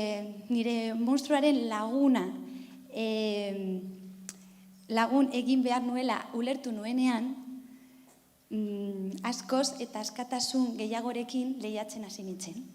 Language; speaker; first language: Basque; non-native, learner; Spanish